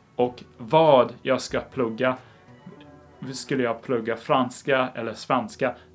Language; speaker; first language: Swedish; non-native, fluent; English